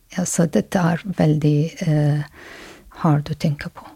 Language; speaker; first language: Norwegian; non-native, learner; Arabic